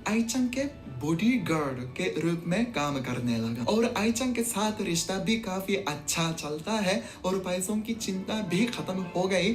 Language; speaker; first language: Hindi; non-native, fluent; Japanese